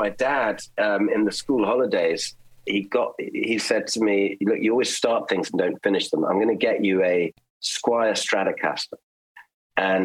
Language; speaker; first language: English; early bilingual, other home language; German